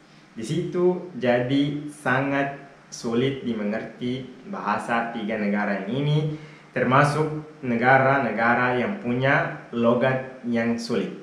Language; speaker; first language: Indonesian; non-native, fluent; Arabic